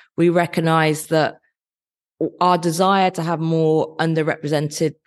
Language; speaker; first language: English; native; English